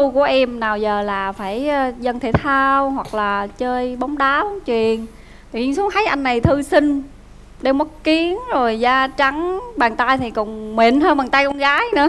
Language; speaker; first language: Vietnamese; native; Vietnamese